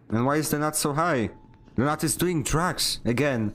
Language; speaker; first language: English; non-native, fluent; Polish